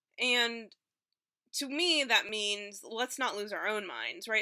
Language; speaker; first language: English; native; English